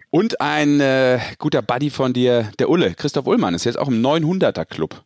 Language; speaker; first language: German; native; German